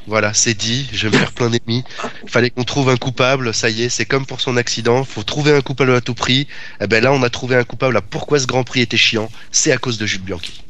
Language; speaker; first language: French; native; French